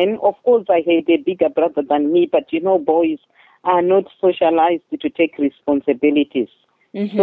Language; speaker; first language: English; non-native, local second language; Shona